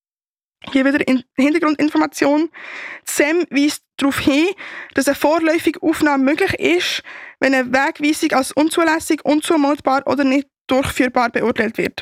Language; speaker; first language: German; native; German